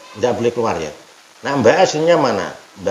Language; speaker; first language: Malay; non-native, local second language; Javanese